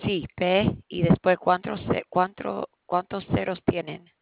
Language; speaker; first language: Spanish; early bilingual, heritage; Spanish